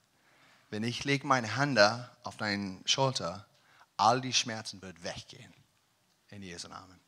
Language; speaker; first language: German; non-native, learner; English